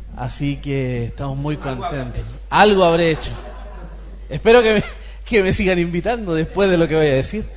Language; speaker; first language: Spanish; native; Spanish